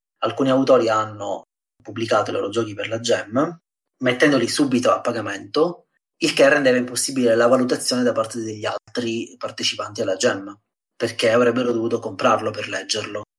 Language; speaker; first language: Italian; native; Italian